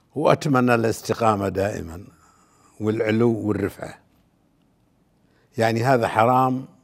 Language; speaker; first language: Arabic; native; Arabic